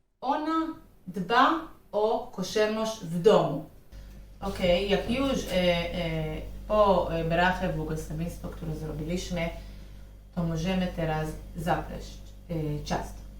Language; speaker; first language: Polish; non-native, learner; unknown